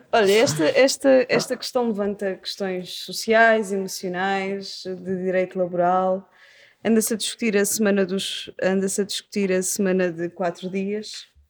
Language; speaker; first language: Portuguese; native; Portuguese